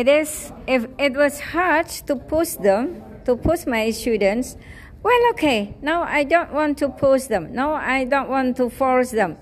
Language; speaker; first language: English; non-native, fluent; Indonesian